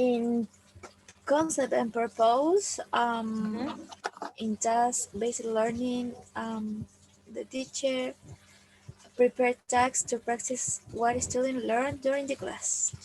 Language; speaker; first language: English; non-native, learner; Spanish